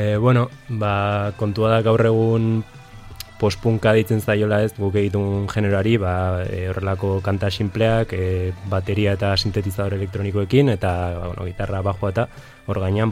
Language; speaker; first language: Basque; non-native, local second language; Spanish